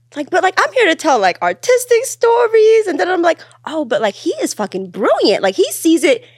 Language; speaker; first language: English; early bilingual, other home language; Amharic